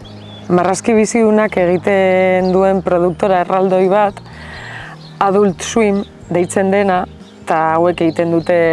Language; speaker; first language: Basque; non-native, local second language; Spanish